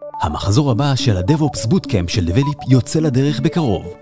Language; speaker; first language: Hebrew; native; Hebrew